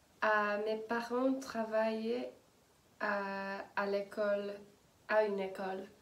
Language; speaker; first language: French; non-native, learner; English